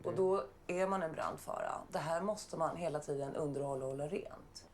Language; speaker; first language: Swedish; native; Swedish